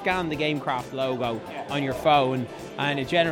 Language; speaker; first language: English; native; English